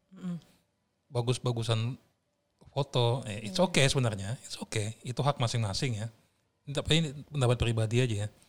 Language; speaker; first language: Indonesian; native; Indonesian